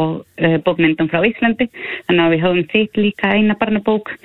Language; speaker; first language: Icelandic; non-native, fluent; Spanish